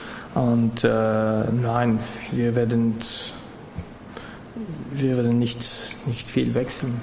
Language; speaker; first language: German; non-native, fluent; French